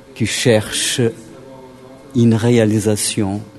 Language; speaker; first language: French; non-native, fluent; Portuguese